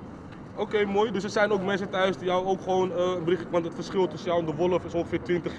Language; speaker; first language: Dutch; native; Dutch